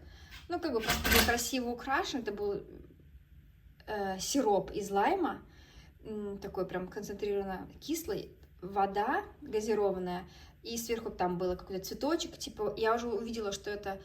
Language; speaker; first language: Russian; native; Russian